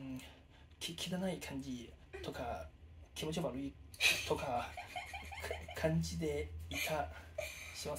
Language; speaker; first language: Japanese; non-native, fluent; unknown